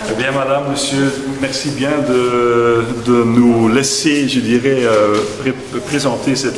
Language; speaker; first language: French; non-native, fluent; Dutch